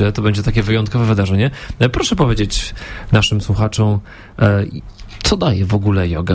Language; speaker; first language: Polish; native; Polish